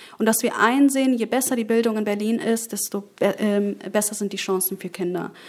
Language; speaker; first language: German; early bilingual, other home language; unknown